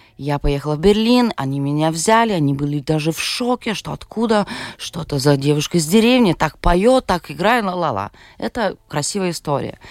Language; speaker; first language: Russian; non-native, fluent; Lithuanian